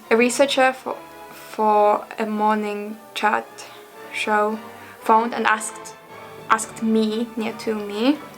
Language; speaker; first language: English; non-native, fluent; Polish